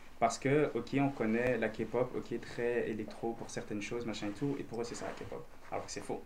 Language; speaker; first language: French; native; French